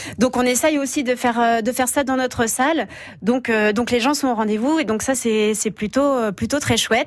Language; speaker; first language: French; native; French